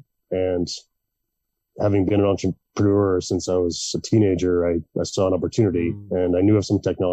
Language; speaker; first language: English; native; English